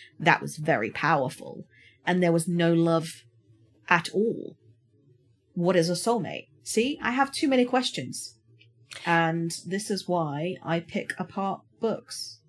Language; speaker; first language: English; native; English